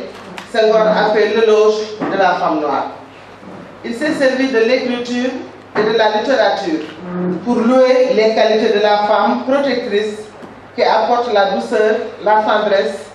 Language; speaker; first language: French; non-native, local second language; Wolof